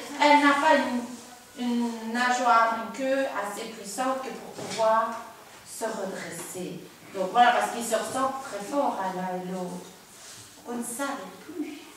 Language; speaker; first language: French; native; French